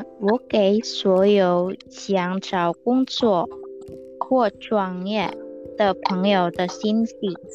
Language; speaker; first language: Chinese; non-native, learner; Indonesian